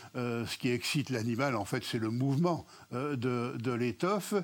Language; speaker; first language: French; native; French